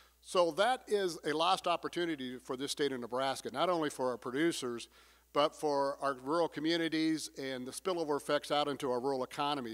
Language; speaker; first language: English; native; English